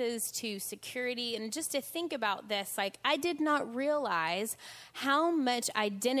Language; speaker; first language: English; native; English